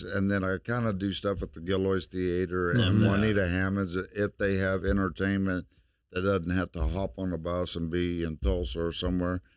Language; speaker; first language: English; native; English